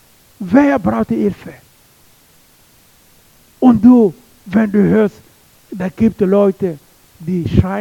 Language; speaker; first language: German; non-native, learner; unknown